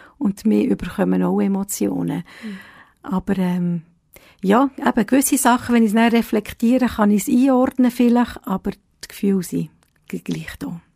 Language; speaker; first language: German; early bilingual, other home language; Italian